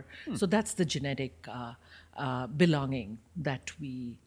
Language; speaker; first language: English; non-native, local second language; Bangla